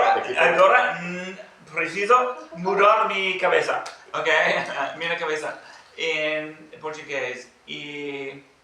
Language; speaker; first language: Portuguese; non-native, learner; English